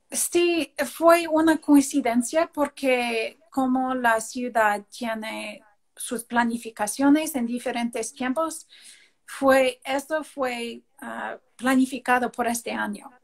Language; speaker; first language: Spanish; non-native, fluent; English